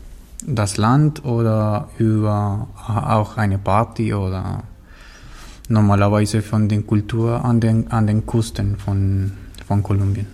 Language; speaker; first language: German; non-native, learner; Spanish